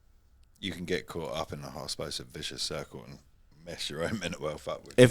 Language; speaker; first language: English; native; English